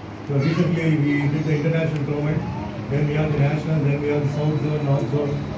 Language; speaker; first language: English; non-native, local second language; Telugu